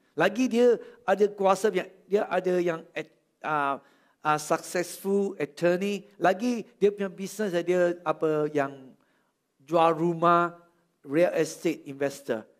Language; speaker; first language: Malay; non-native, local second language; Chinese